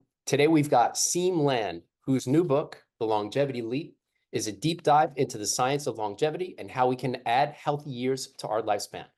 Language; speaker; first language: English; native; English